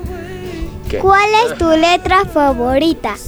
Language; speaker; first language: Spanish; early bilingual, other home language; French